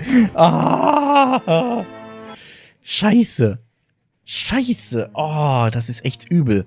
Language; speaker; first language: German; native; German